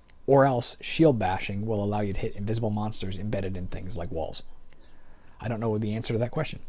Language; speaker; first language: English; native; English